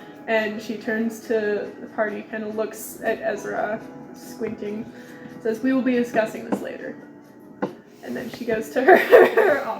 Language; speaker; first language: English; native; English